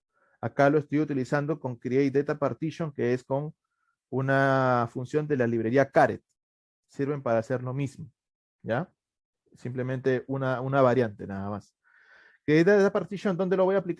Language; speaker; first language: Spanish; native; Spanish